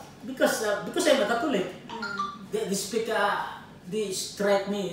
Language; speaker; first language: English; non-native, learner; Filipino